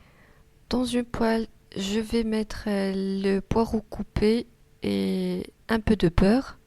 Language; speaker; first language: French; non-native, local second language; Arabic